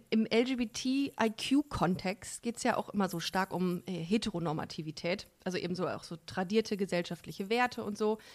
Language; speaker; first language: German; native; German